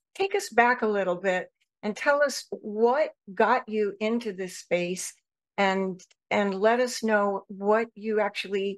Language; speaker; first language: English; native; English